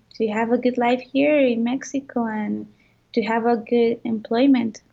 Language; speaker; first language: English; non-native, fluent; Spanish